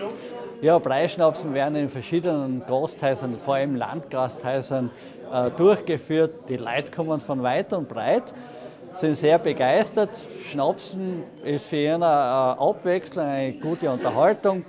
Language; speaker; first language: German; native; German